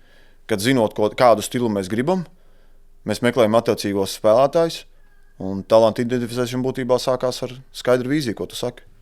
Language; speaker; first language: Latvian; native; Latvian